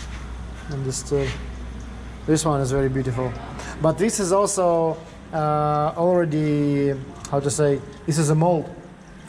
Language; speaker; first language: English; non-native, learner; Russian